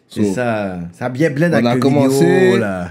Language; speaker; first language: French; native; French